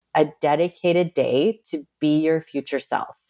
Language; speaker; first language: English; native; English